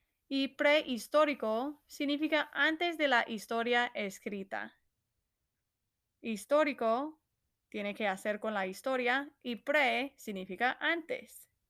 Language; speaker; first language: Spanish; non-native, fluent; English